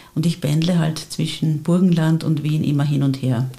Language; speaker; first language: German; native; German